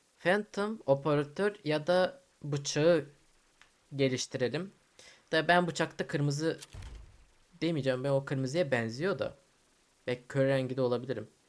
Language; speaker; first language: Turkish; early bilingual, heritage; Turkish